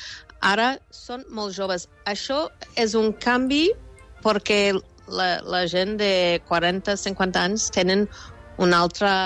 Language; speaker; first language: Catalan; non-native, fluent; English